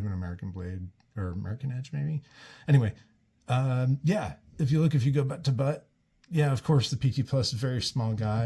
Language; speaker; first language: English; native; English